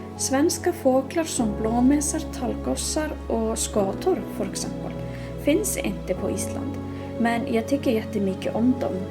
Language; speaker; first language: Swedish; non-native, fluent; Icelandic